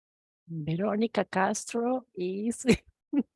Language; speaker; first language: English; non-native, learner; Spanish